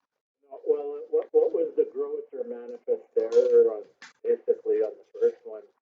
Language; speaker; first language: English; native; English